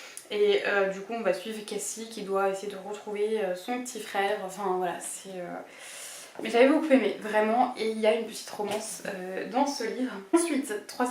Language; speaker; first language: French; native; French